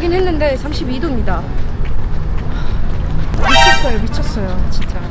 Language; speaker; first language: Korean; non-native, fluent; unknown